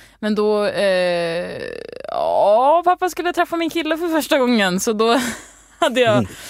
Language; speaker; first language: Swedish; early bilingual, heritage; Swedish